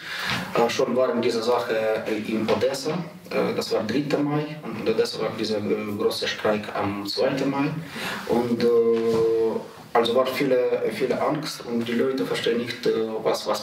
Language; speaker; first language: German; non-native, learner; Ukrainian